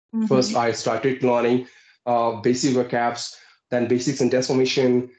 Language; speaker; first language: English; non-native, local second language; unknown